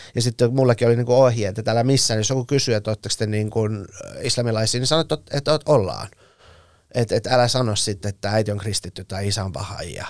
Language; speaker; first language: Finnish; early bilingual, other home language; Persian